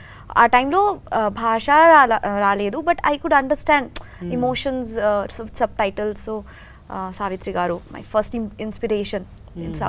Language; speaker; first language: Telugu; non-native, learner; Bangla